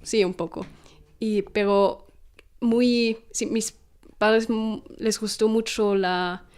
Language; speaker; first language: Spanish; non-native, fluent; German